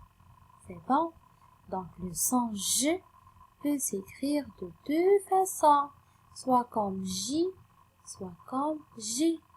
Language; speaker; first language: French; non-native, local second language; Arabic